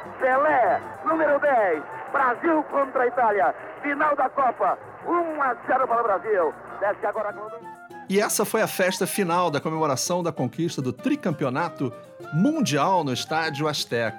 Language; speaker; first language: Portuguese; native; Portuguese